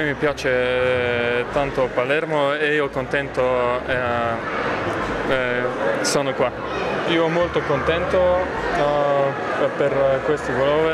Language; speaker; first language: Italian; non-native, learner; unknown